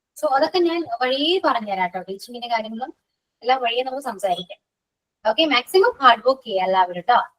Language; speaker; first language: Malayalam; native; Malayalam